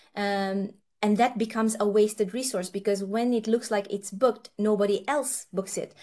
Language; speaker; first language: English; early bilingual, other home language; Nepali